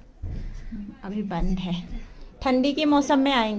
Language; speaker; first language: Hindi; non-native, local second language; Assamese